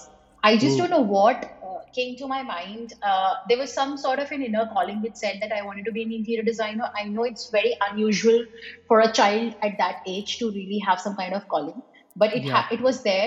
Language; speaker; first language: English; non-native, local second language; Hindi